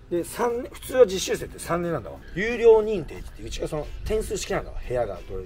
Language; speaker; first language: Japanese; native; Japanese